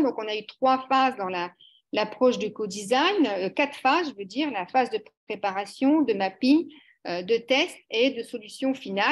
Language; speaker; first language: French; native; French